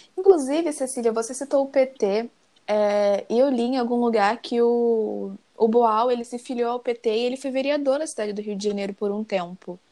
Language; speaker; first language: Portuguese; native; Portuguese